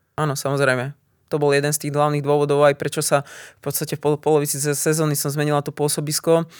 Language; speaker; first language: Slovak; native; Slovak